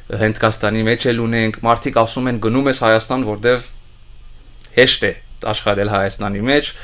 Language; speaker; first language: Armenian; early bilingual, heritage; Armenian